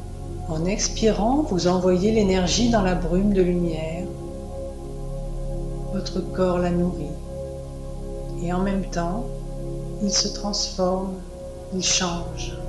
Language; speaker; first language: French; native; French